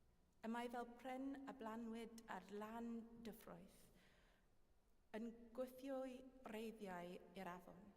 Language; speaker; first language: Welsh; non-native, fluent; English